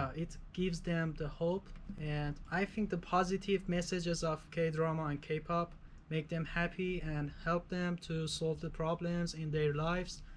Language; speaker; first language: English; non-native, fluent; Persian